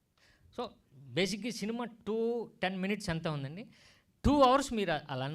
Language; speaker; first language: Telugu; native; Telugu